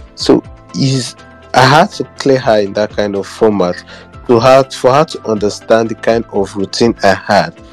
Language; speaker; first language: English; non-native, local second language; Igbo